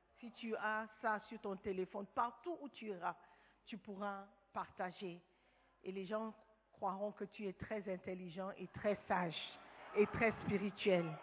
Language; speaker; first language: French; non-native, fluent; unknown